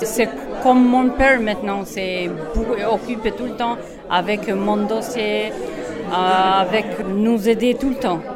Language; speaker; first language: French; non-native, learner; Albanian